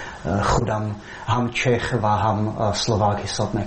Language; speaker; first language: Persian; non-native, fluent; Czech